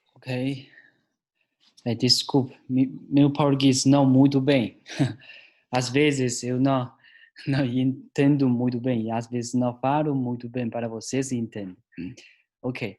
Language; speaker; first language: Portuguese; non-native, learner; Chinese